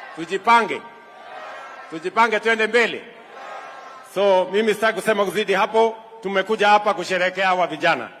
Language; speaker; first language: Swahili; native; Swahili